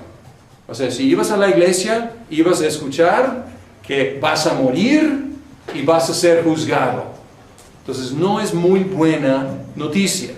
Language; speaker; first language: Spanish; non-native, fluent; English